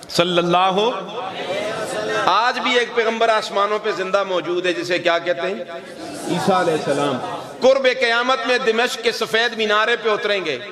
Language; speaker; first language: Urdu; non-native, local second language; Northern Hindko